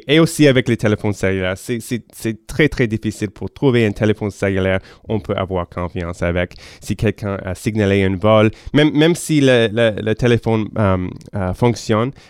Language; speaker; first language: French; non-native, local second language; English